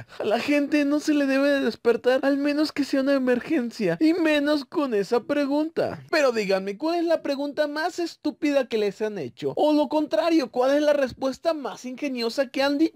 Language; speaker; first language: Spanish; native; Spanish